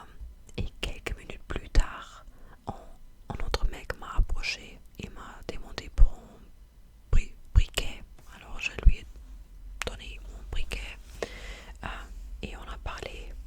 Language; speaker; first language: French; non-native, fluent; German